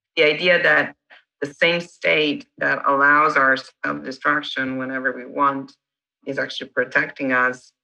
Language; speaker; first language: English; non-native, fluent; Italian